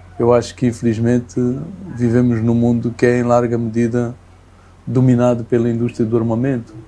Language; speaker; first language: Portuguese; native; Portuguese